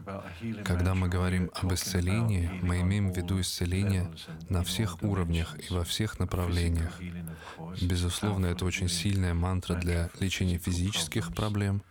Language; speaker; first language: Russian; native; Russian